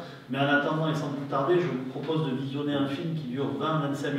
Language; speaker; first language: French; native; French